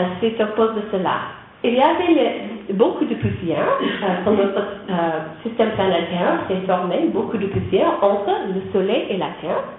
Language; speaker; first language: French; non-native, learner; English